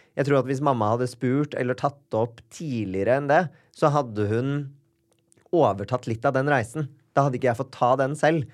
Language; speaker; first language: Norwegian; native; Norwegian